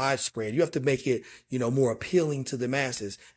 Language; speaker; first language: English; native; English